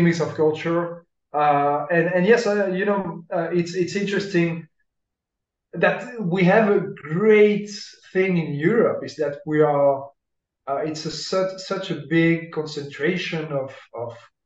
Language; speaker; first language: English; non-native, fluent; French